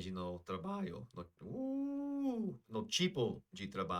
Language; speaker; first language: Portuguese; non-native, fluent; English